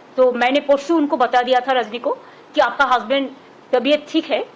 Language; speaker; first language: Hindi; non-native, local second language; Bangla